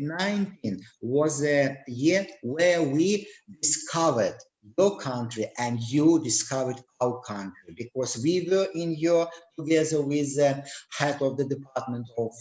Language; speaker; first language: English; non-native, learner; Russian